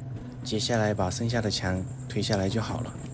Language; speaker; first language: Chinese; native; Chinese